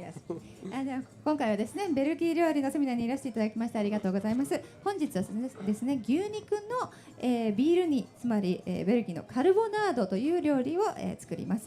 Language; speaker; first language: Japanese; native; Japanese